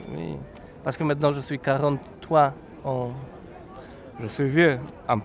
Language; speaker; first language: French; non-native, learner; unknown